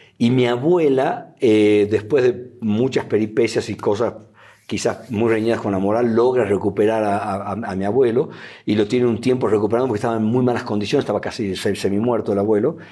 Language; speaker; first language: Spanish; native; Spanish